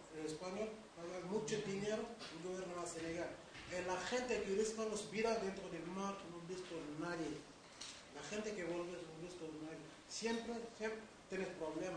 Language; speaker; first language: Spanish; non-native, learner; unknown